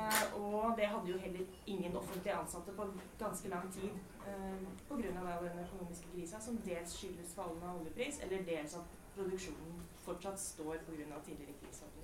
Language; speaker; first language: Norwegian; native; Norwegian